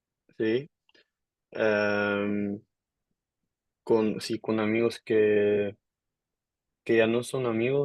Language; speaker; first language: Spanish; non-native, learner; Dutch